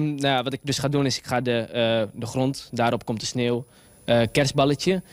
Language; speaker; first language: Dutch; native; Dutch